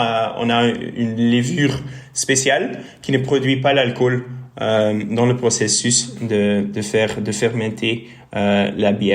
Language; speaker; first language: French; non-native, local second language; Dutch